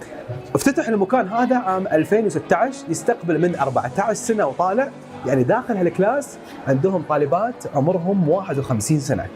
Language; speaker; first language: Arabic; native; Arabic